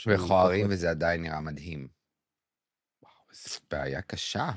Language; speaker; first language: Hebrew; native; Hebrew